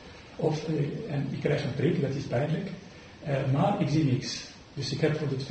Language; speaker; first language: Dutch; non-native, fluent; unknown